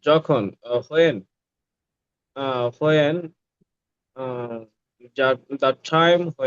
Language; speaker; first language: English; non-native, learner; Bangla